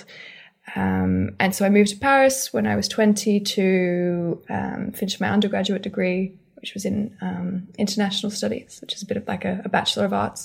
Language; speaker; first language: English; native; English